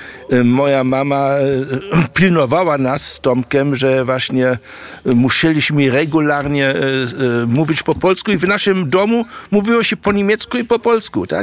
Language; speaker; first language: Polish; early bilingual, heritage; German